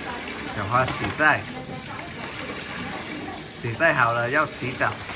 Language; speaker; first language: Chinese; non-native, fluent; Vietnamese